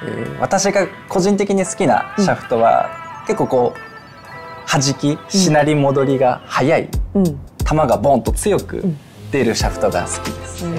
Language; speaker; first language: Japanese; native; Japanese